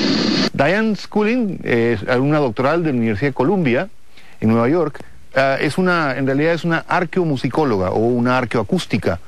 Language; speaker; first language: Spanish; native; Spanish